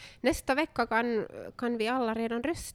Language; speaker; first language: Swedish; non-native, local second language; Finnish